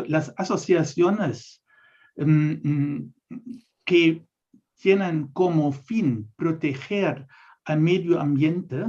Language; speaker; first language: Spanish; non-native, fluent; German